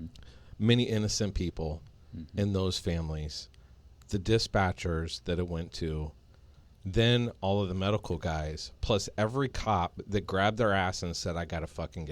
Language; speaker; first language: English; native; English